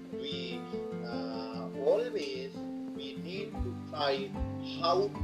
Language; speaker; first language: English; non-native, learner; Sinhala